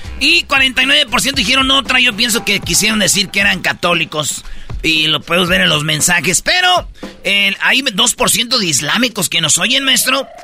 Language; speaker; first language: Spanish; native; Spanish